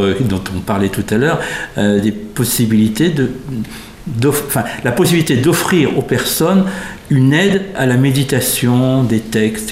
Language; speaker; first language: French; native; French